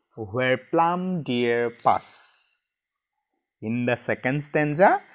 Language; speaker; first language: English; non-native, local second language; Assamese